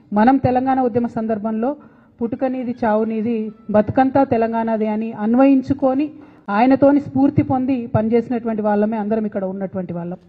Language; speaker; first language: Telugu; native; Telugu